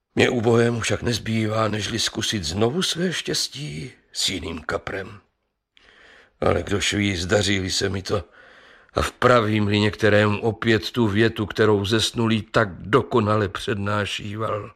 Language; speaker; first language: Czech; native; Czech